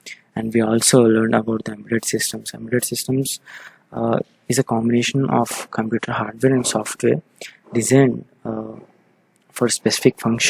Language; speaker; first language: English; non-native, local second language; Telugu